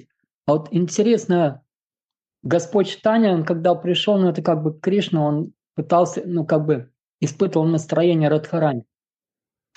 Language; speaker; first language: Russian; native; Russian